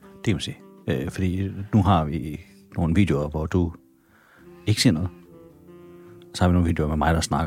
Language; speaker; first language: Danish; native; Danish